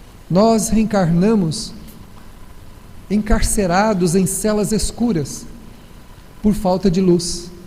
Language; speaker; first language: Portuguese; native; Portuguese